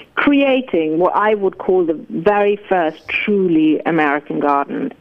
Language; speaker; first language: English; non-native, fluent; German